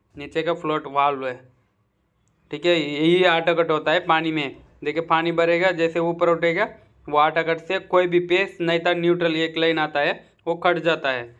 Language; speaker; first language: Hindi; non-native, local second language; Tamil